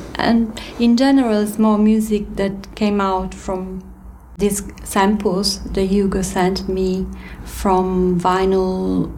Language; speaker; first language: English; non-native, fluent; Italian